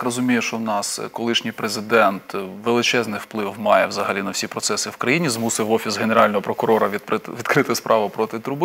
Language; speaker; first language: Ukrainian; native; Ukrainian